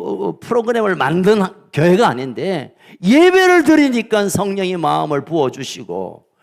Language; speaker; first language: Korean; native; Korean